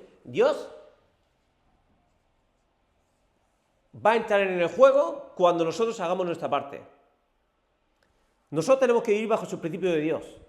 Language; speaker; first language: Spanish; native; Spanish